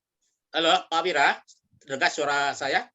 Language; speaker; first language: Indonesian; native; Indonesian